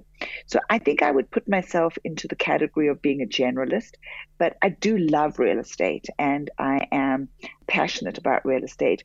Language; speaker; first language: English; native; English